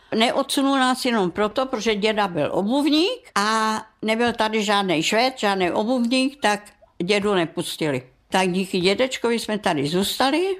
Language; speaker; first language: Czech; non-native, local second language; German